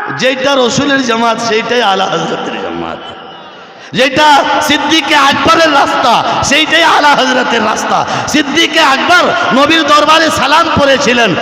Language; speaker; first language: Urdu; non-native, local second language; Bangla